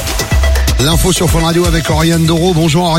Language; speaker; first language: French; native; French